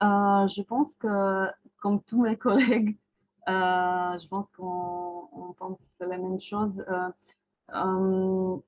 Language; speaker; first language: French; non-native, fluent; Croatian